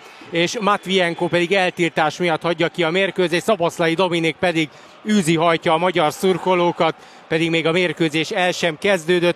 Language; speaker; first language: Hungarian; native; Hungarian